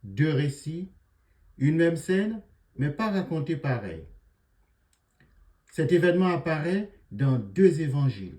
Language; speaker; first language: French; native; French